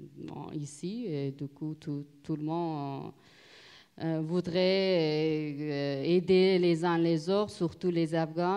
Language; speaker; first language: French; non-native, learner; Persian